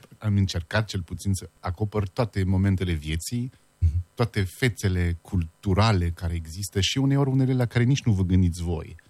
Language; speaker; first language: Romanian; non-native, fluent; French